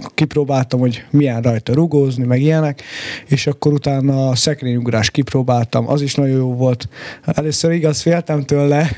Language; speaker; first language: Hungarian; native; Hungarian